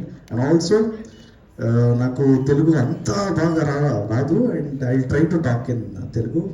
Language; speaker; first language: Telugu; non-native, learner; Kannada